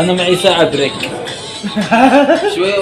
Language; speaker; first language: Arabic; non-native, learner; Bangla